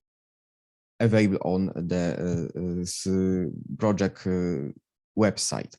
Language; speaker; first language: English; non-native, fluent; Polish